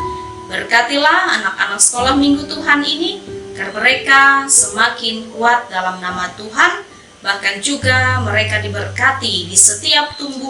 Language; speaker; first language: Indonesian; native; Indonesian